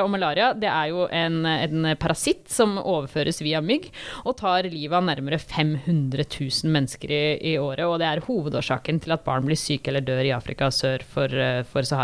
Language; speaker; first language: Norwegian; native; Norwegian